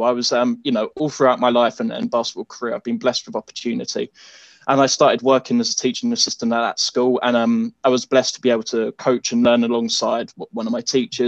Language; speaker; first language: English; native; English